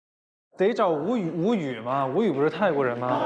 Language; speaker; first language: Chinese; native; Chinese